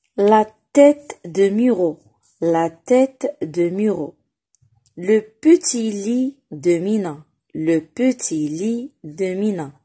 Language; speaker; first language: French; non-native, local second language; Arabic